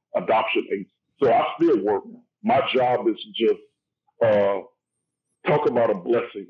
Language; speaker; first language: English; native; English